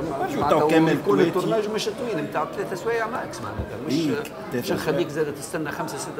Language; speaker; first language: Arabic; native; Arabic